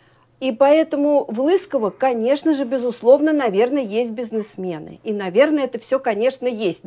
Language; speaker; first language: Russian; native; Russian